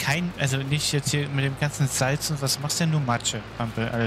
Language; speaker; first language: German; native; German